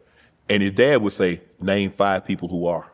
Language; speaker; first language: English; native; English